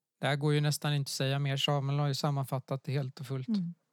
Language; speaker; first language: Swedish; native; Swedish